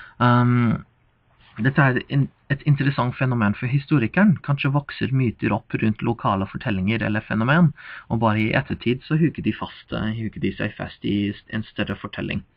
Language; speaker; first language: Norwegian; non-native, fluent; English